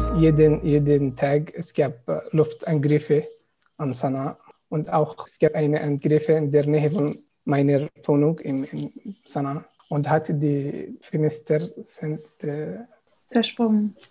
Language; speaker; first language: German; non-native, learner; Arabic